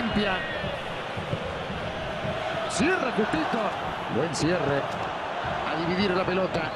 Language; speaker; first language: Spanish; native; Spanish